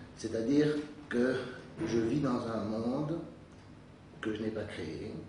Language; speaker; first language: French; native; French